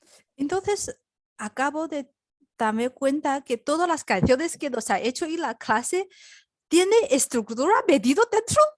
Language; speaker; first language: Spanish; non-native, learner; Chinese